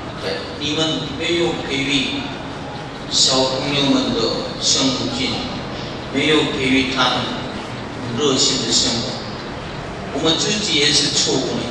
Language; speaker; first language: Chinese; non-native, learner; Korean